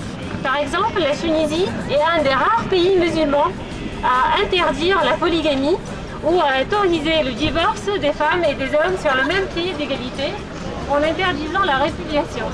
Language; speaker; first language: French; non-native, local second language; Arabic